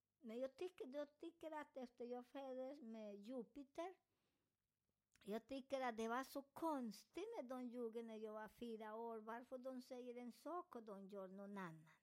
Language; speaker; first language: Swedish; non-native, learner; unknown